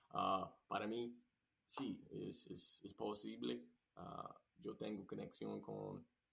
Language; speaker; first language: Spanish; non-native, learner; English